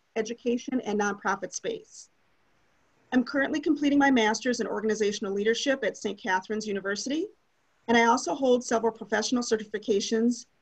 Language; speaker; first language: English; native; English